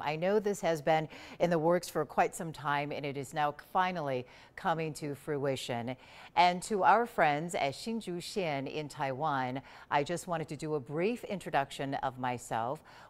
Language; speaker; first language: English; early bilingual, other home language; Chinese